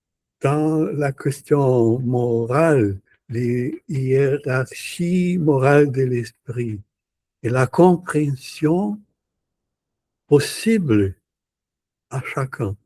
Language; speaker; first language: French; non-native, learner; Portuguese